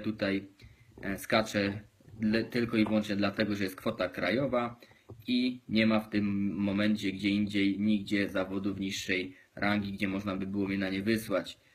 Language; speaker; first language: Polish; native; Polish